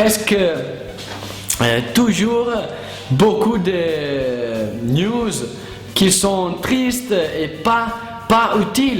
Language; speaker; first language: French; non-native, learner; Italian